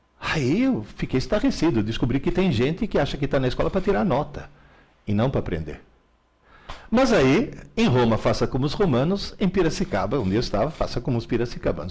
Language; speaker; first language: Portuguese; early bilingual, other home language; Italian